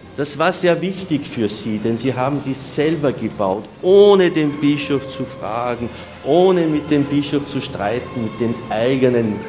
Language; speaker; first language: German; native; German